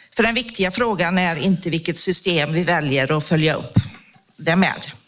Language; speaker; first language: Swedish; native; Swedish